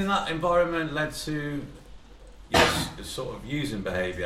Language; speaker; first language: English; native; English